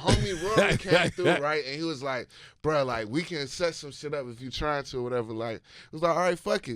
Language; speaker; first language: English; native; English